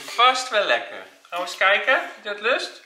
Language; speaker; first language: Dutch; native; Dutch